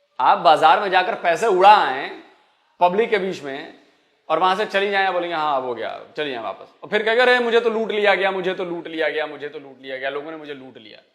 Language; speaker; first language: Hindi; native; Hindi